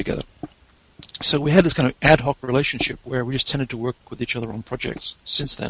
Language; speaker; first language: English; native; English